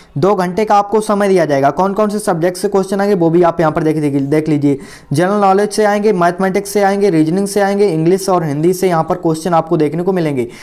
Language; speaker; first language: Hindi; native; Hindi